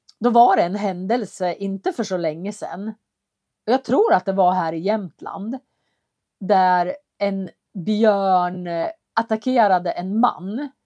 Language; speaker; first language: Swedish; native; Swedish